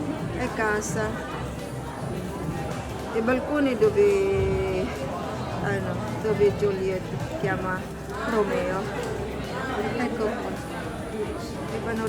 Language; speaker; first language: Italian; non-native, learner; Filipino